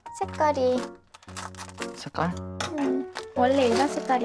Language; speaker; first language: Korean; non-native, fluent; Lao